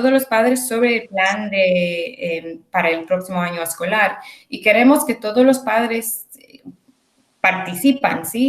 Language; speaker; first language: Spanish; early bilingual, heritage; English